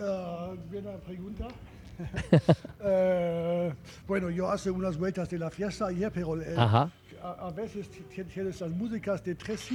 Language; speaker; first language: Spanish; non-native, learner; German